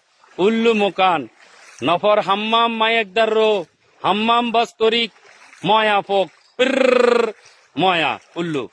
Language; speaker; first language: Arabic; non-native, learner; Bangla